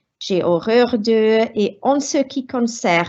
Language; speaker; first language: French; non-native, fluent; Welsh